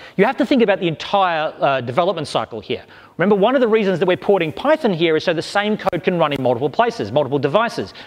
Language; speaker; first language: English; native; English